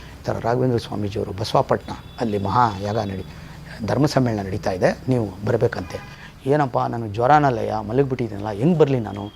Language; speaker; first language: Kannada; native; Kannada